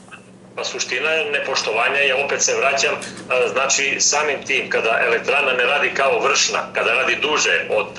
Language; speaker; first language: Serbian; native; Serbian